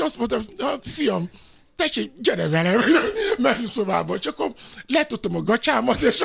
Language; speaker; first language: Hungarian; non-native, fluent; Yoruba